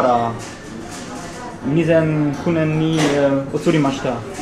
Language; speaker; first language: Japanese; non-native, learner; German